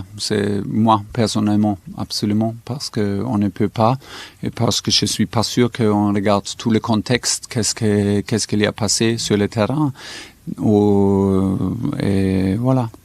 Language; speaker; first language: French; non-native, fluent; German